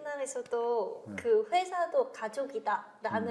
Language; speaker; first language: Korean; non-native, fluent; Vietnamese